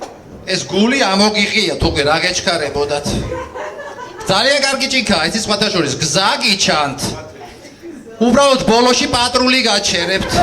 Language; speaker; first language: Georgian; native; Georgian